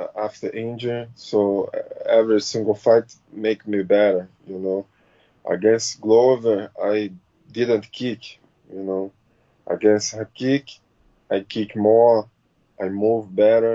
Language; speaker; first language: English; non-native, learner; Portuguese